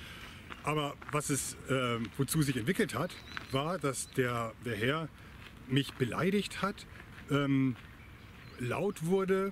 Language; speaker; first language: German; native; German